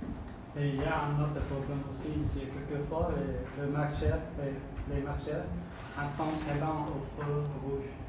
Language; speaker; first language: French; non-native, learner; Khmer